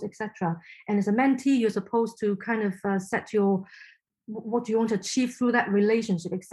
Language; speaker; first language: English; non-native, local second language; Cantonese